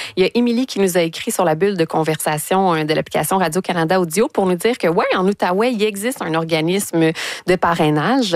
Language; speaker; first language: French; native; French